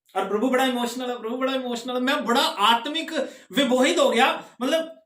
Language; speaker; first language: Hindi; non-native, local second language; Punjabi